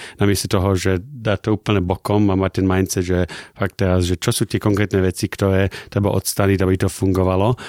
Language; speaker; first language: Slovak; early bilingual, heritage; German